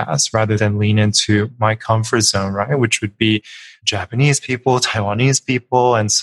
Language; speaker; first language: English; native; English